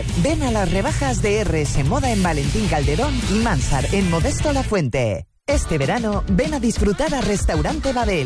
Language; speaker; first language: Spanish; native; Spanish